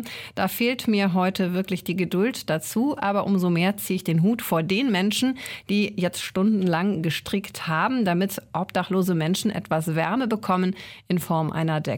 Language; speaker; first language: German; native; German